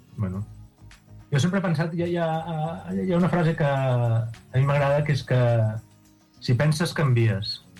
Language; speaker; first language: Catalan; native; Catalan